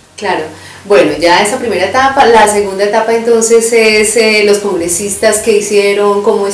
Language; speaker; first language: Spanish; native; Spanish